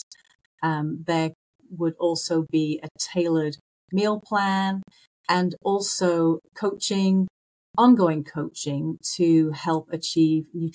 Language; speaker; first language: English; native; English